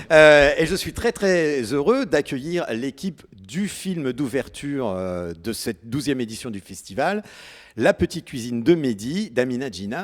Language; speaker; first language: French; native; French